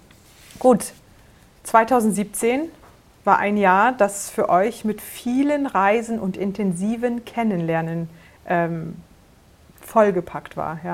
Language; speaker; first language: German; native; German